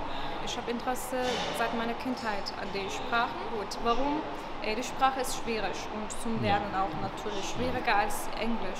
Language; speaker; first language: German; non-native, fluent; Turkish